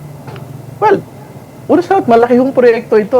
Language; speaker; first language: Filipino; native; Filipino